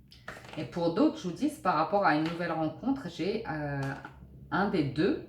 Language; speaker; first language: French; native; French